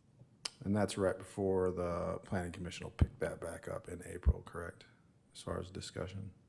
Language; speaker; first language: English; native; English